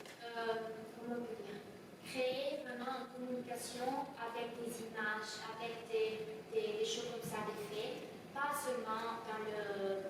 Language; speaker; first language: French; non-native, learner; Italian